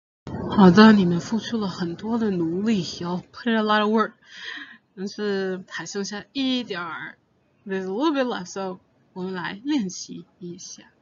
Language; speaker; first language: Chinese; non-native, fluent; English